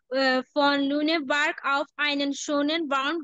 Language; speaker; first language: German; non-native, learner; Bangla